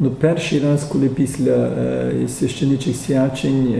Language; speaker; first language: Ukrainian; early bilingual, heritage; Ukrainian